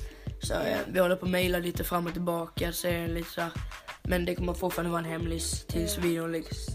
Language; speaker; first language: Swedish; native; Swedish